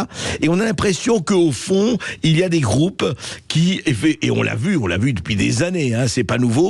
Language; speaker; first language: French; native; French